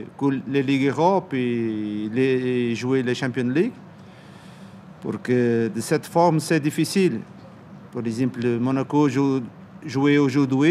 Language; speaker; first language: French; non-native, learner; Portuguese